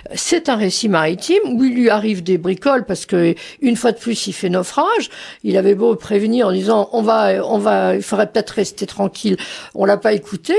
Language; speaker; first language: French; native; French